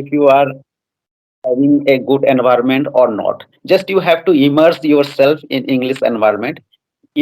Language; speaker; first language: English; non-native, fluent; Odia